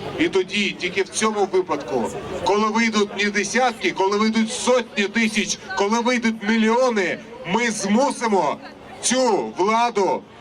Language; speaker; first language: Ukrainian; non-native, local second language; Russian